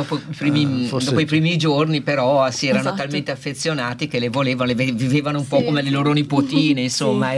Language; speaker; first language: Italian; native; Italian